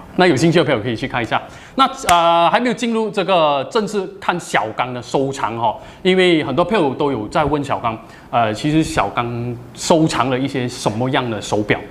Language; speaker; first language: Chinese; native; Chinese